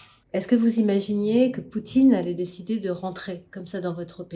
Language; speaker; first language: French; native; French